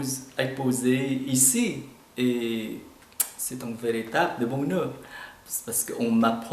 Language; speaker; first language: French; non-native, fluent; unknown